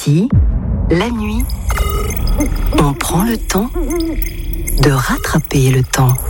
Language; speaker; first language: French; native; French